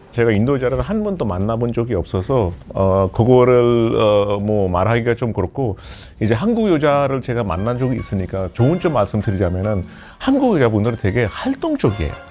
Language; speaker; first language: Korean; non-native, fluent; Hindi